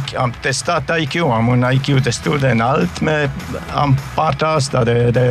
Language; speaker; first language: Romanian; non-native, fluent; German